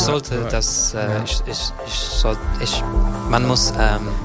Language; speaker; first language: German; non-native, learner; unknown